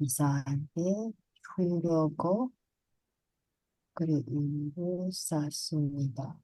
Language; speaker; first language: Korean; non-native, learner; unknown